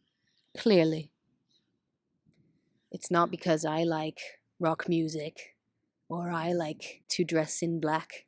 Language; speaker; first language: English; non-native, fluent; Dutch